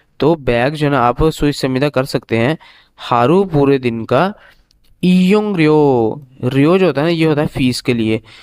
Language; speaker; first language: Urdu; native; Urdu